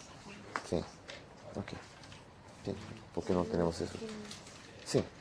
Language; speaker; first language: Spanish; non-native, fluent; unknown